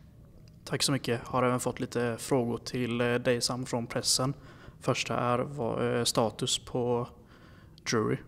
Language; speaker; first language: Swedish; native; Swedish